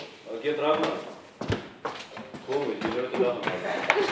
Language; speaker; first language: German; non-native, learner; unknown